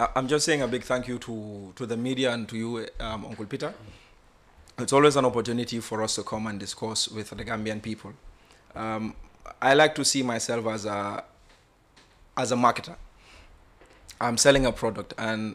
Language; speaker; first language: English; non-native, local second language; Wolof